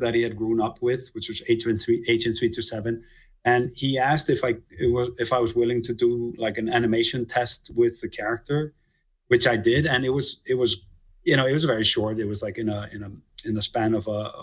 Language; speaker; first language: English; non-native, fluent; Icelandic